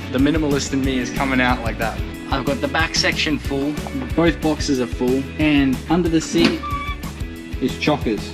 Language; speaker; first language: English; native; English